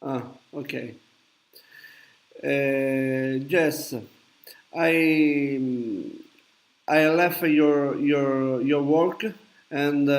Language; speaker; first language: English; non-native, learner; Italian